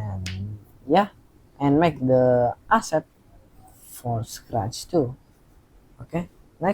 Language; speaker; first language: English; non-native, learner; Indonesian